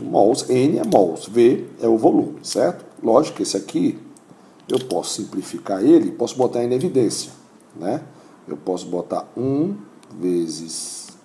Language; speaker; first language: Portuguese; native; Portuguese